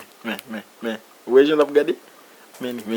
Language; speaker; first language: French; non-native, learner; Haitian Creole